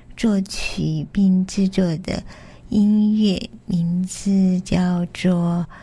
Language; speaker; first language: Chinese; native; Chinese